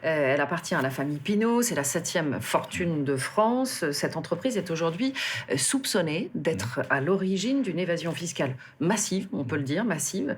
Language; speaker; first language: French; native; French